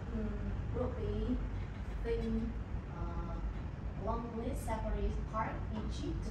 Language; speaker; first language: English; non-native, learner; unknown